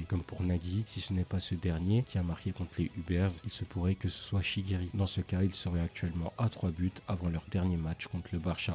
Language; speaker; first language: French; native; French